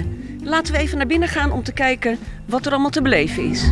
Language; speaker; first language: Dutch; native; Dutch